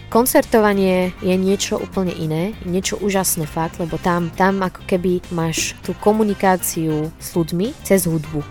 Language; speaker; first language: Slovak; non-native, fluent; Arabic